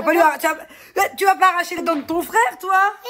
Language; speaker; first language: French; native; French